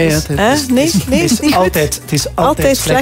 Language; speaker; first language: Dutch; native; Dutch